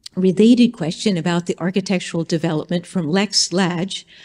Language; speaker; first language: English; native; English